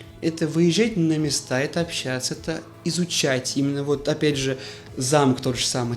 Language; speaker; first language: Russian; native; Russian